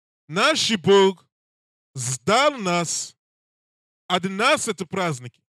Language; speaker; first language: Russian; non-native, learner; English